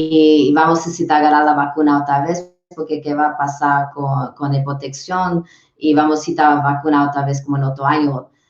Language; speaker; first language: Spanish; early bilingual, heritage; English